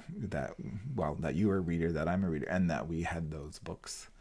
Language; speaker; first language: English; non-native, fluent; Spanish